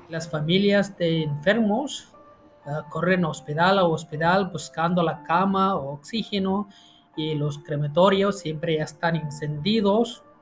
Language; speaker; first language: Spanish; non-native, fluent; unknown